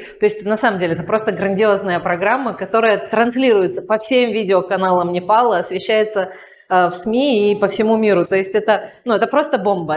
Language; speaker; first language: Russian; native; Russian